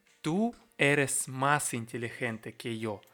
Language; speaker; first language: Spanish; non-native, learner; Russian